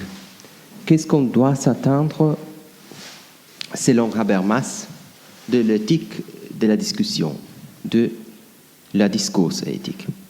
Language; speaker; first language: French; non-native, fluent; Italian